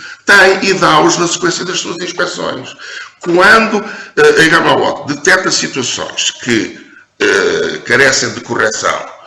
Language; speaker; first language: Portuguese; native; Portuguese